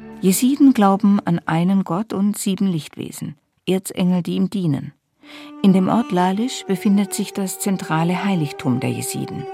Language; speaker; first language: German; native; German